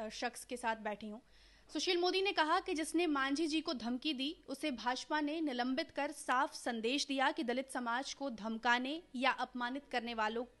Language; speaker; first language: Hindi; native; Hindi